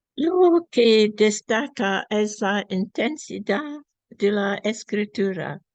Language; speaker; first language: Spanish; non-native, fluent; English